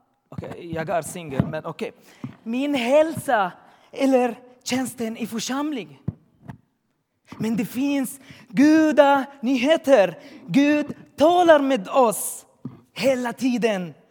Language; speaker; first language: Swedish; non-native, learner; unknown